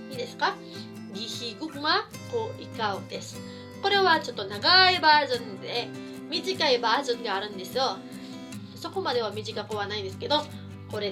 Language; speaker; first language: Japanese; non-native, fluent; Cebuano